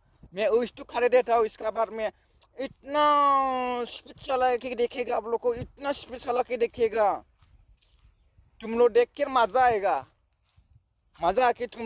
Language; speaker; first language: Hindi; non-native, local second language; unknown